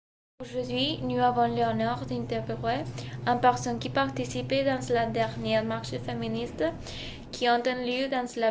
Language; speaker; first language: French; non-native, learner; Spanish